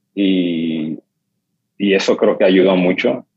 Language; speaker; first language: Spanish; native; Spanish